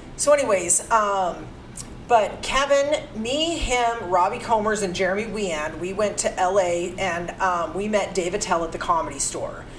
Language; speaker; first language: English; native; English